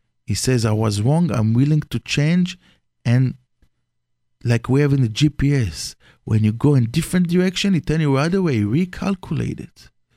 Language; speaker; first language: English; non-native, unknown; Hebrew